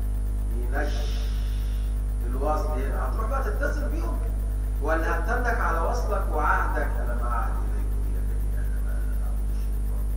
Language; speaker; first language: Arabic; native; Arabic